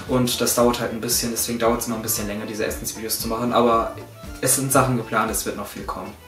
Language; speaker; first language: German; early bilingual, other home language; Turkish